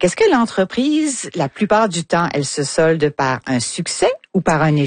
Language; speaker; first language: French; native; French